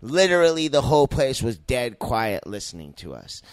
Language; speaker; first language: English; native; English